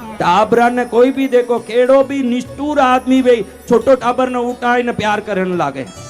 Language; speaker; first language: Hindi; non-native, local second language; Marwari